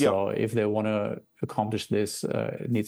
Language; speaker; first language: English; non-native, fluent; German